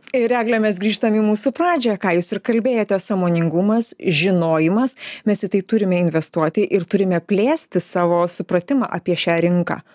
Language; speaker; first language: Lithuanian; native; Lithuanian